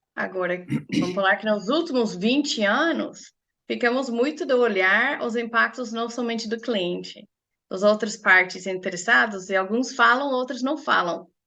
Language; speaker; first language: Portuguese; non-native, fluent; English